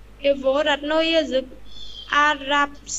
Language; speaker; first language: Russian; non-native, learner; Vietnamese